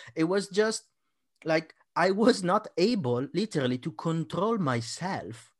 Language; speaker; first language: English; non-native, fluent; Italian